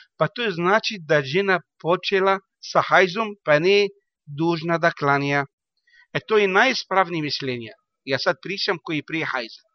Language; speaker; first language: Bosnian; non-native, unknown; Arabic